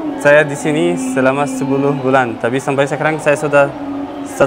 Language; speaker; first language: Indonesian; non-native, learner; Arabic